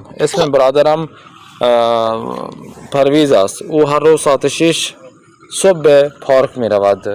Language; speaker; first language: Persian; non-native, fluent; Urdu